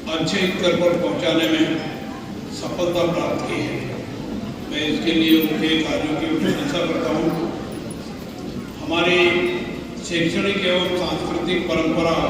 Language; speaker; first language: Hindi; native; Hindi